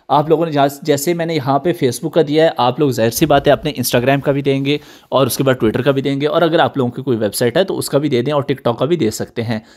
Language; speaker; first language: Urdu; native; Urdu